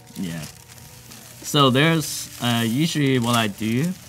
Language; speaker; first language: English; non-native, local second language; Cantonese